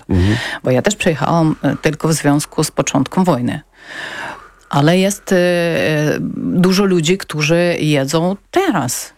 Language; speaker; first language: Polish; non-native, fluent; Ukrainian